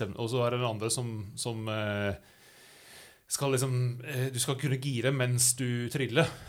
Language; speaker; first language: Norwegian; non-native, fluent; English